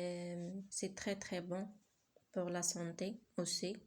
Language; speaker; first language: French; non-native, learner; Arabic